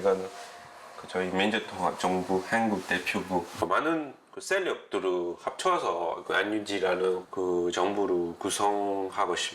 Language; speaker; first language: Korean; non-native, fluent; Burmese